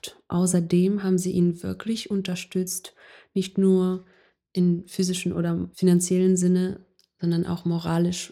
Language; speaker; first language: German; non-native, fluent; Ukrainian